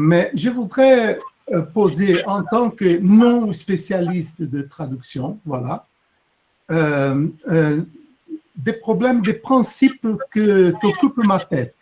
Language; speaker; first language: French; non-native, fluent; Portuguese